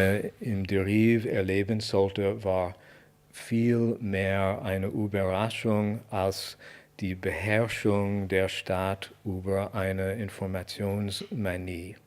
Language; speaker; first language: German; non-native, fluent; English